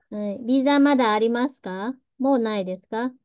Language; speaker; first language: Japanese; early bilingual, heritage; Vietnamese